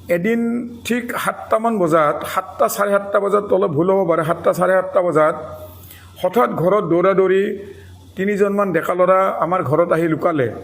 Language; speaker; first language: Assamese; native; Assamese